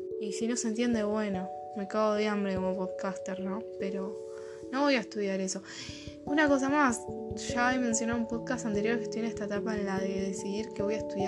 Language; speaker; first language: Spanish; native; Spanish